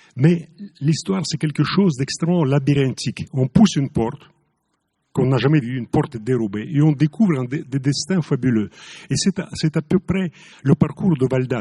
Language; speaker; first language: French; non-native, fluent; Russian